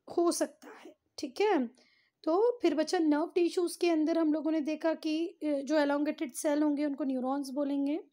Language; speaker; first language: Hindi; native; Hindi